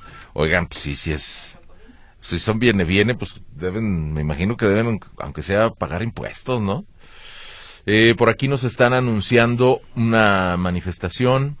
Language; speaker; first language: Spanish; native; Spanish